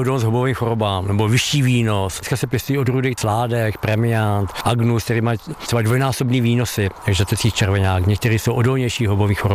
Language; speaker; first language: Czech; native; Czech